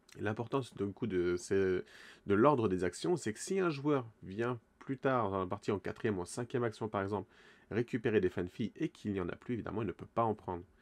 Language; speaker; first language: French; native; French